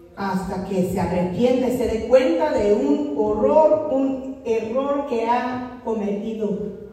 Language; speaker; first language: Spanish; non-native, fluent; English